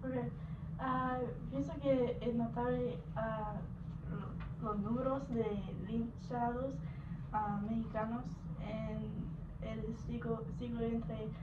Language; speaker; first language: Spanish; non-native, learner; English